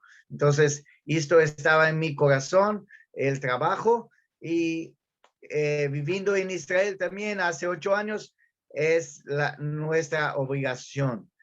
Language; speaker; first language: Spanish; non-native, learner; Portuguese